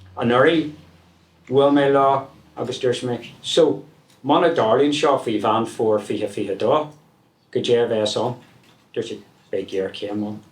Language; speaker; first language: Irish; non-native, local second language; English